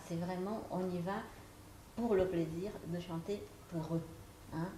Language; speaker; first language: French; non-native, fluent; Portuguese